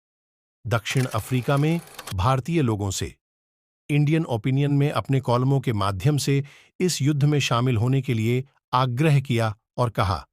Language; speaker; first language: Hindi; native; Hindi